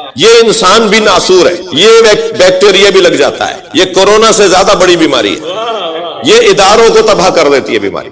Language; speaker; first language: Urdu; native; Urdu